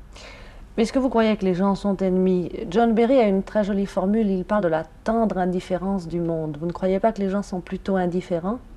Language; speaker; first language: French; native; French